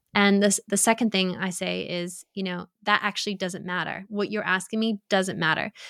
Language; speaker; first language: English; native; English